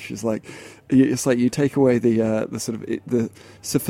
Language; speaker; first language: English; native; English